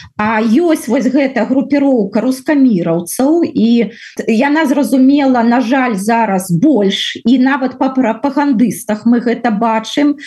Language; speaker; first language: Belarusian; non-native, local second language; Russian